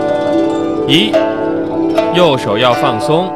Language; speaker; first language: Chinese; native; Chinese